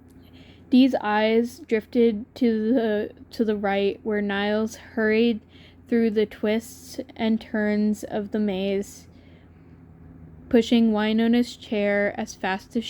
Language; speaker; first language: English; native; English